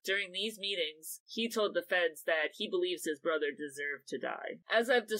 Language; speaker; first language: English; native; English